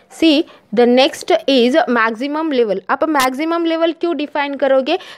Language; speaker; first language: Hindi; non-native, local second language; Marathi